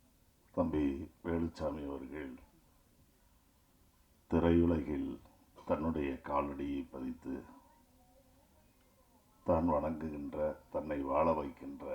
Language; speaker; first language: Tamil; native; Tamil